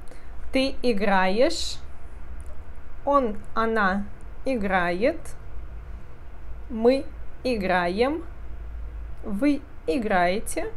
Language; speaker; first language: Russian; non-native, fluent; Portuguese